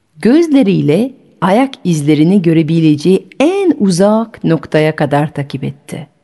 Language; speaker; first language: Turkish; non-native, fluent; French